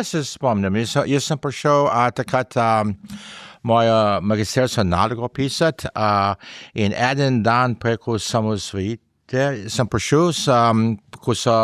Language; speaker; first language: Slovenian; early bilingual, heritage; English